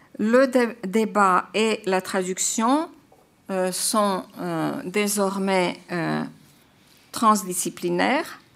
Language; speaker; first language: French; non-native, fluent; Croatian